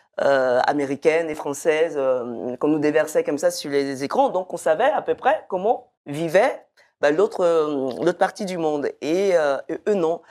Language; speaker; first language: French; early bilingual, other home language; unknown